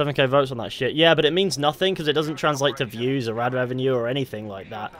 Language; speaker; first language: English; native; English